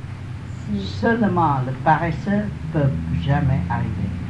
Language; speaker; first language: French; non-native, learner; Vietnamese